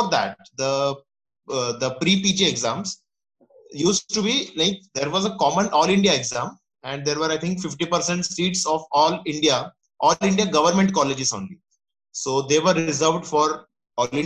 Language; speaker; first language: English; non-native, local second language; Gujarati